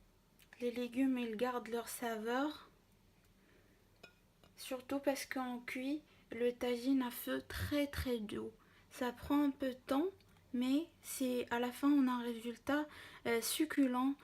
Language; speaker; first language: French; non-native, local second language; Arabic